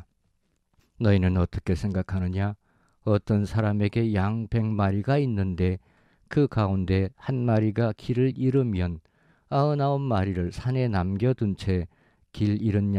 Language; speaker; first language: Korean; native; Korean